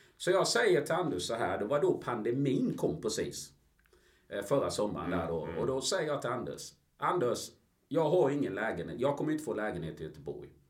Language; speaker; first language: Swedish; early bilingual, other home language; Spanish